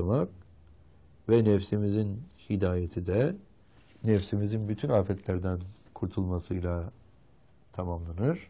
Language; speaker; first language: Turkish; native; Turkish